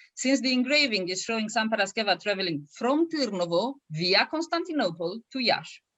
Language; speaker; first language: English; non-native, fluent; Romanian